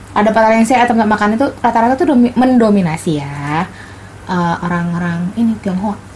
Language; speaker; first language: Indonesian; native; Indonesian